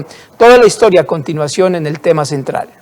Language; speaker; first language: Spanish; native; Spanish